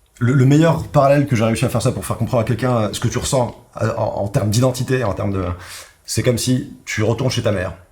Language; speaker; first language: French; non-native, local second language; Arabic